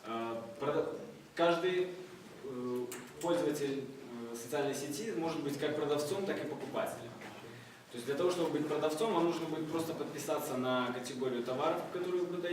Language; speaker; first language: Russian; native; Russian